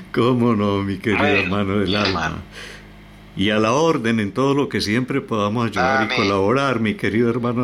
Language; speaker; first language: Spanish; native; Spanish